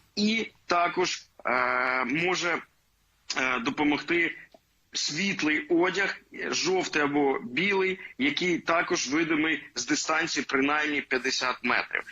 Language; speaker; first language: Ukrainian; native; Ukrainian